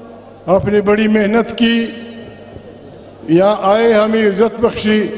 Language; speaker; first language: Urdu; non-native, local second language; Pashto